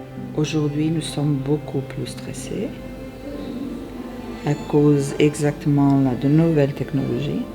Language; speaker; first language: French; non-native, fluent; Portuguese